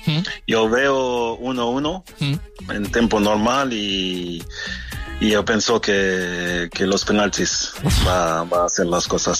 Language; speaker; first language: Spanish; non-native, learner; French